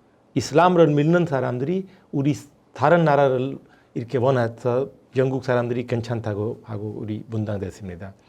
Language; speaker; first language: Korean; non-native, fluent; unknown